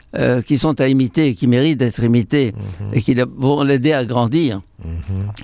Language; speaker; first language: French; non-native, fluent; Arabic